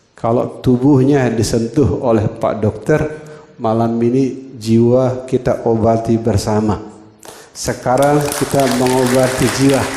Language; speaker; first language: Indonesian; non-native, local second language; Balinese